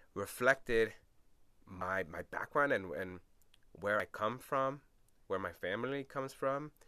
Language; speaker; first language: English; early bilingual, other home language; Spanish